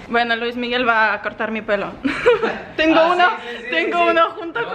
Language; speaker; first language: Spanish; non-native, fluent; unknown